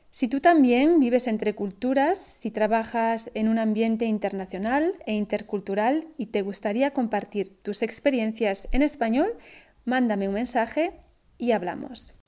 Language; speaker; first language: Spanish; native; Spanish